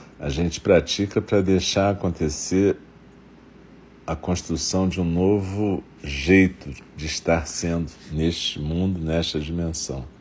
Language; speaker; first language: Portuguese; native; Portuguese